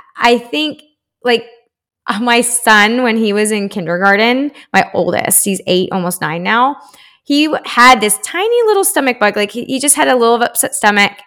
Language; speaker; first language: English; native; English